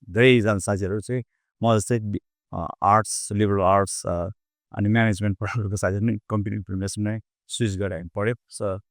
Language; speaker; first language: Nepali; native; Nepali